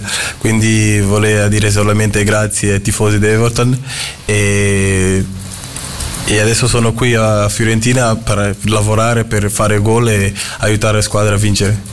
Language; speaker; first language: Italian; non-native, fluent; Portuguese